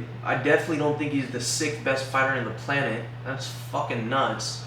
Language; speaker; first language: English; native; English